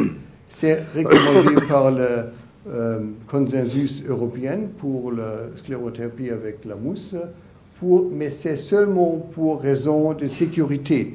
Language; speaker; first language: French; non-native, learner; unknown